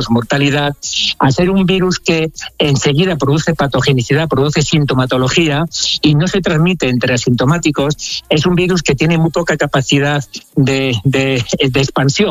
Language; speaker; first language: Spanish; native; Spanish